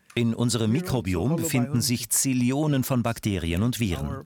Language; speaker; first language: German; non-native, fluent; Hindi